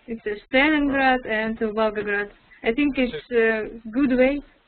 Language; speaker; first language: English; non-native, learner; Russian